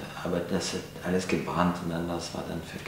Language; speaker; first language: German; non-native, fluent; French